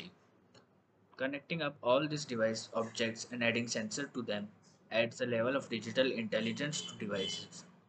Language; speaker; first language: English; non-native, local second language; Gujarati